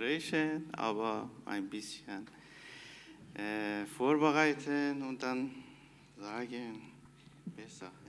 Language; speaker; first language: German; non-native, learner; Persian